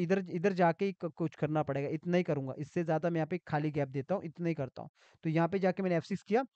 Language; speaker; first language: Hindi; native; Hindi